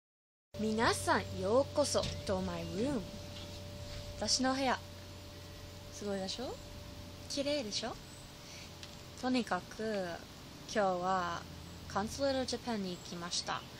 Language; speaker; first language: Japanese; non-native, learner; English